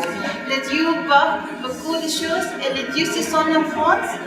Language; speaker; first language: French; non-native, learner; Spanish